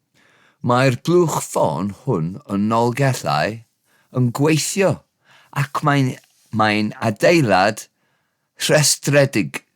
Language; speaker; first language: Welsh; non-native, learner; English